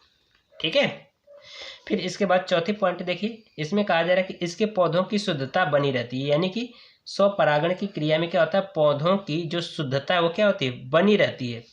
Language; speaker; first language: Hindi; native; Hindi